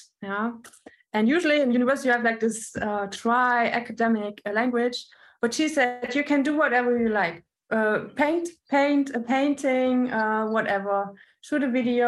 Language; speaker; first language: English; non-native, fluent; German